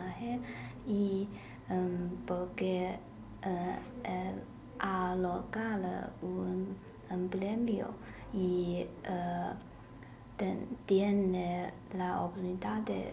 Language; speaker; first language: Spanish; non-native, learner; Chinese